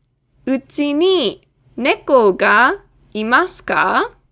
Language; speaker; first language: Japanese; non-native, fluent; English